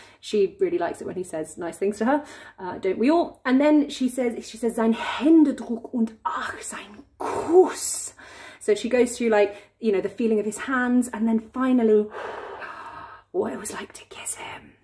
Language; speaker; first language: English; native; English